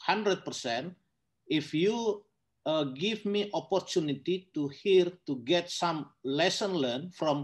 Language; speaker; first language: English; non-native, learner; Indonesian